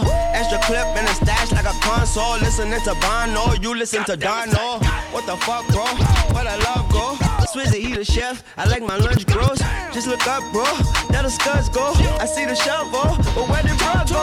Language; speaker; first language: English; non-native, fluent; Portuguese